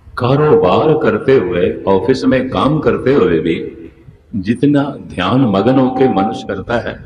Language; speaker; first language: Hindi; non-native, local second language; Punjabi